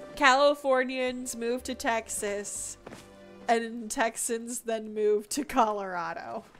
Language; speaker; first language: English; native; English